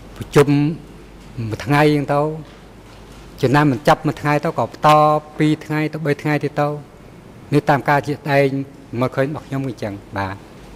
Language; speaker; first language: Khmer; non-native, local second language; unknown